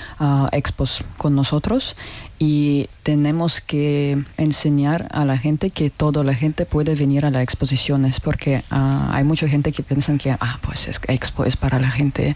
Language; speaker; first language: Spanish; non-native, learner; Russian